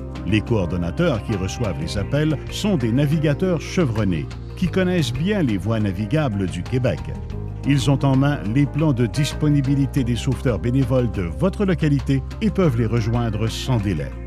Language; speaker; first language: French; native; French